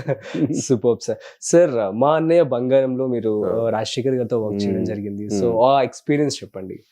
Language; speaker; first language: Telugu; native; Telugu